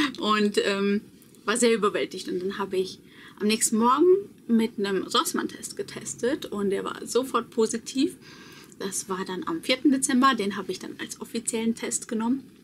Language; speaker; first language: German; early bilingual, other home language; Polish